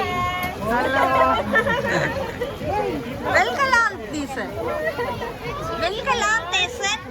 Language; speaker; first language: German; non-native, learner; Tamil